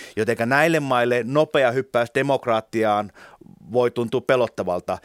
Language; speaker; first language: Finnish; native; Finnish